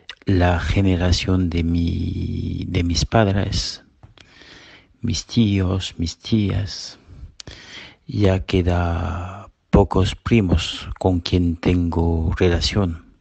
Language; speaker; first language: Spanish; early bilingual, heritage; Spanish